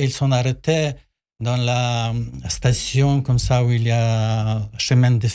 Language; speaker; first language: French; non-native, learner; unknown